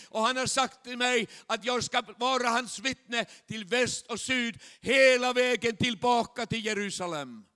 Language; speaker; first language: Swedish; non-native, fluent; Chinese